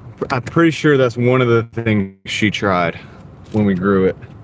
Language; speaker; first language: English; native; English